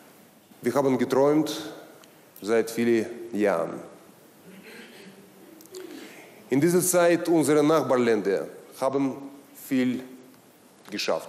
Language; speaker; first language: German; non-native, learner; Russian